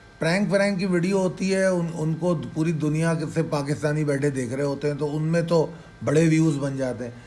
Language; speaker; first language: Urdu; native; Urdu